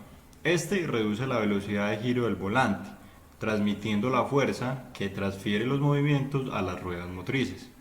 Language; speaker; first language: Spanish; native; Spanish